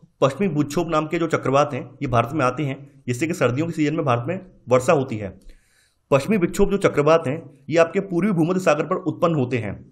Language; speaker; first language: Hindi; native; Hindi